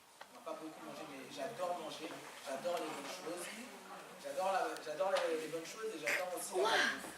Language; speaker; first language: French; native; French